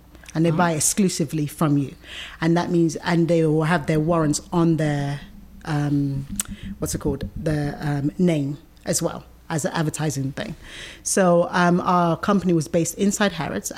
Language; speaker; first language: English; native; English